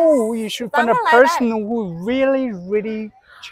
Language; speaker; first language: English; non-native, learner; Chinese